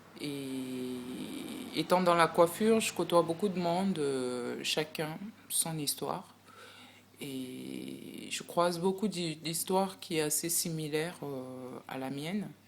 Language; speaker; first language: French; non-native, local second language; Sango